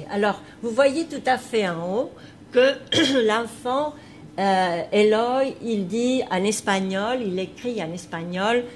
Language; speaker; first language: French; non-native, fluent; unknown